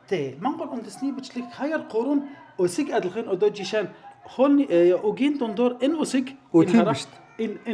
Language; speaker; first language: Mongolian; non-native, learner; Arabic